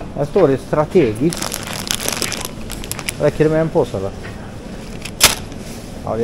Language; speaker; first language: Swedish; native; Swedish